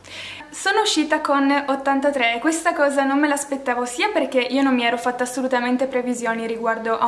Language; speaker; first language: Italian; native; Italian